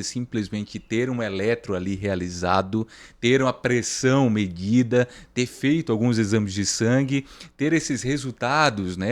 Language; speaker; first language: Portuguese; native; Portuguese